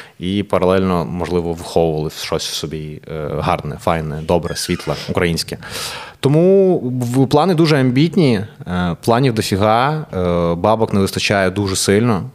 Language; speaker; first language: Ukrainian; non-native, local second language; Russian